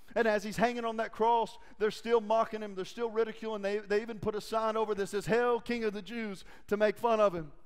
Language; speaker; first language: English; native; English